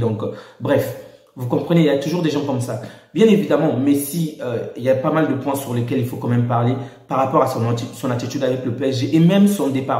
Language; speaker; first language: French; native; French